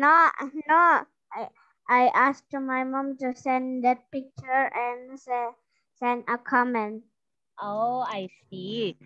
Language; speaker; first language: English; non-native, learner; Indonesian